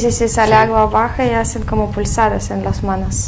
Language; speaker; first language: Spanish; non-native, fluent; Russian